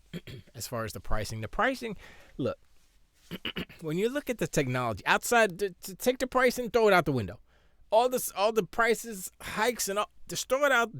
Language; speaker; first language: English; native; English